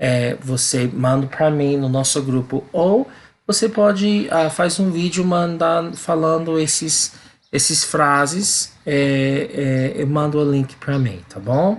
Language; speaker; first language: Portuguese; non-native, learner; English